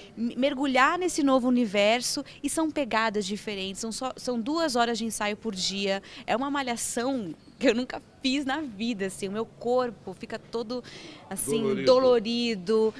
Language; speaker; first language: Portuguese; native; Portuguese